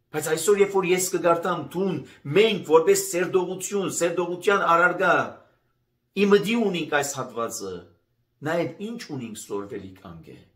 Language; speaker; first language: Armenian; native; Armenian